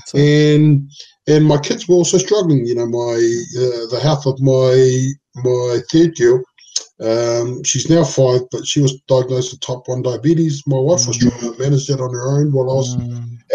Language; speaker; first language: English; non-native, local second language; Samoan